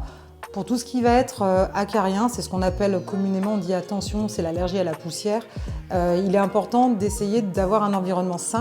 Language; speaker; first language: French; native; French